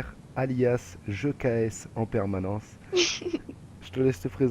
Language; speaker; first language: French; native; French